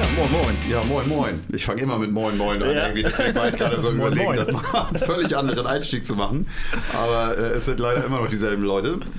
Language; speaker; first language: German; native; German